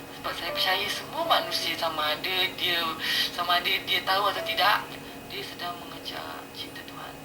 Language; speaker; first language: Malay; native; Malay